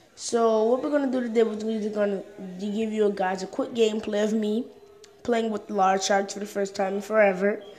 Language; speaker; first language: English; native; English